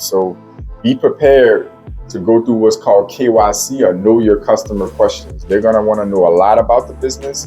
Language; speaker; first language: English; native; English